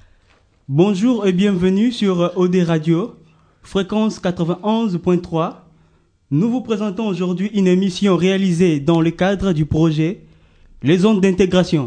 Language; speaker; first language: French; native; French